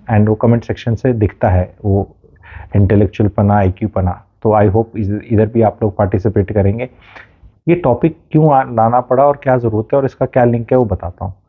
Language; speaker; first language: Hindi; native; Hindi